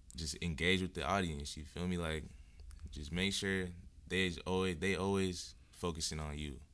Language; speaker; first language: English; native; English